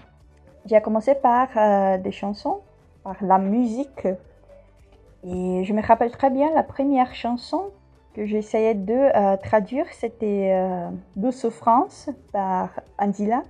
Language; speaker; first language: French; non-native, fluent; Portuguese